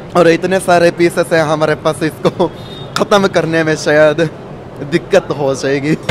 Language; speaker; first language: Hindi; non-native, fluent; Japanese